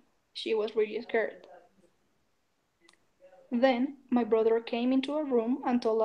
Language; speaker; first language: English; non-native, fluent; Spanish